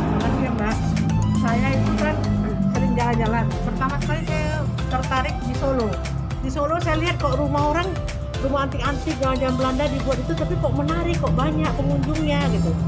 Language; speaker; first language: Indonesian; native; Indonesian